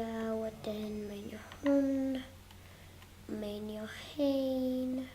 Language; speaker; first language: Welsh; non-native, local second language; English